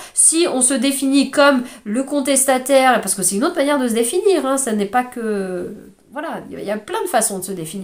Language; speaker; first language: French; native; French